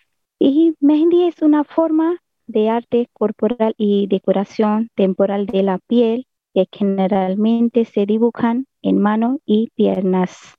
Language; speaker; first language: Spanish; non-native, learner; Hindi